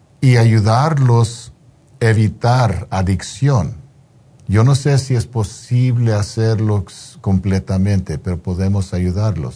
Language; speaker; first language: Spanish; non-native, fluent; English